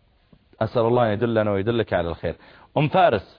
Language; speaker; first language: Arabic; native; Arabic